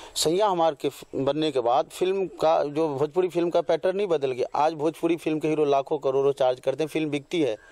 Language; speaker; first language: Hindi; non-native, local second language; Maithili